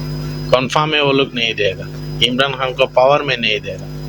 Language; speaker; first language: Hindi; non-native, fluent; Bangla